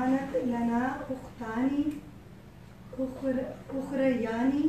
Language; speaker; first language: Arabic; non-native, learner; Urdu